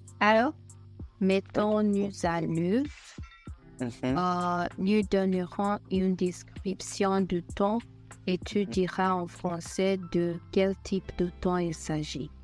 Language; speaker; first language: French; non-native, learner; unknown